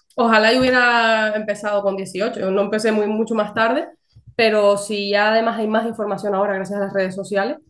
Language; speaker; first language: Spanish; native; Spanish